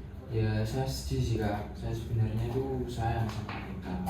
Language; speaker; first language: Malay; non-native, fluent; Indonesian